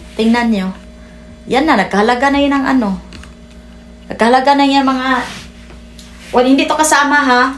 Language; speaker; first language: Filipino; non-native, local second language; Cebuano